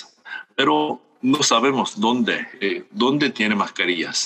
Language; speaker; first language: Spanish; non-native, fluent; Korean